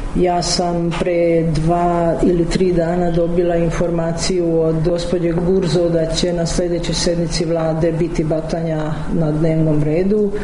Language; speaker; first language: Serbian; early bilingual, heritage; Serbian